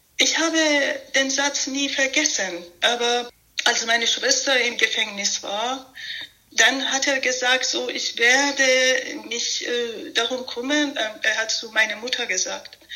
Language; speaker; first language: German; non-native, fluent; Persian